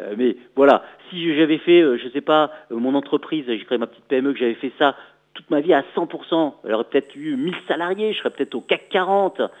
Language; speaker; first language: French; native; French